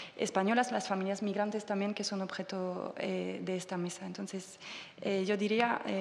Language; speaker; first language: Spanish; non-native, fluent; French